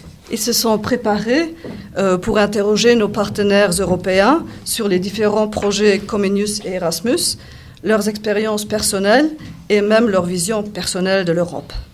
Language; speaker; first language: French; non-native, local second language; Luxembourgish